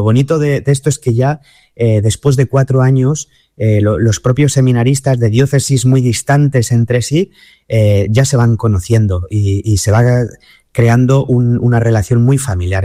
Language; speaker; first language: Spanish; native; Spanish